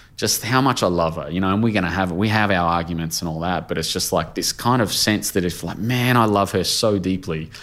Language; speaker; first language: English; native; English